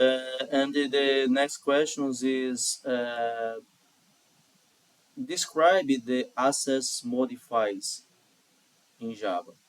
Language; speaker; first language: English; non-native, learner; Portuguese